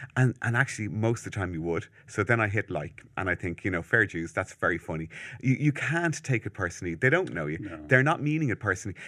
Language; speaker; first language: English; native; English